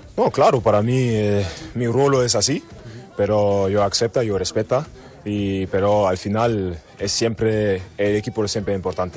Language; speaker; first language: Spanish; non-native, learner; German